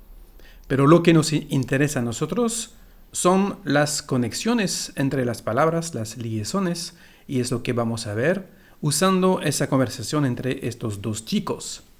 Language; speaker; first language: Spanish; non-native, fluent; French